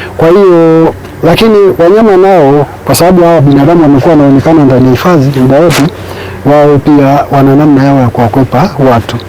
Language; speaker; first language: Swahili; non-native, local second language; Masai